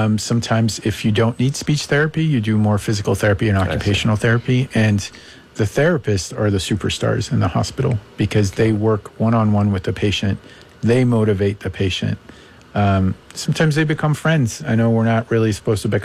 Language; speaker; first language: English; non-native, local second language; Persian